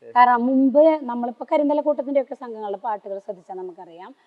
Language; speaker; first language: Malayalam; native; Malayalam